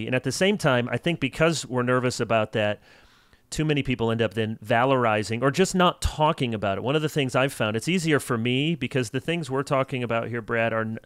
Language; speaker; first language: English; native; English